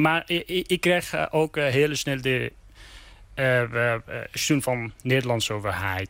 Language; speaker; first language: Dutch; non-native, learner; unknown